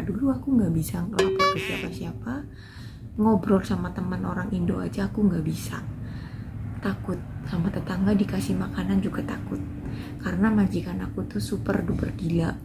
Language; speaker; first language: Indonesian; non-native, local second language; Javanese